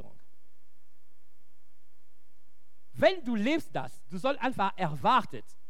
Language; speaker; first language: German; non-native, local second language; French